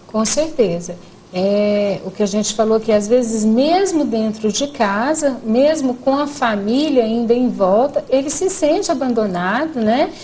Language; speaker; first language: Portuguese; native; Portuguese